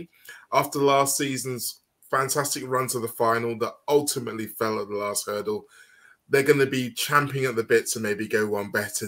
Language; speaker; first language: English; native; English